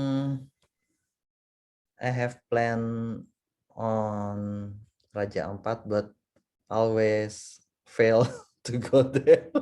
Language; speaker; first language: English; non-native, learner; Indonesian